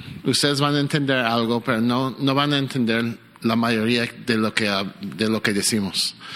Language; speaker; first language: Spanish; non-native, fluent; English